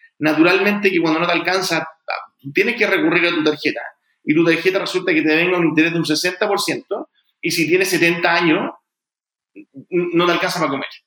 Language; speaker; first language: Spanish; native; Spanish